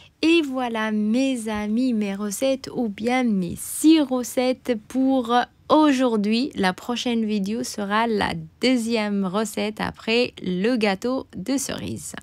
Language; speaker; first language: French; non-native, local second language; Arabic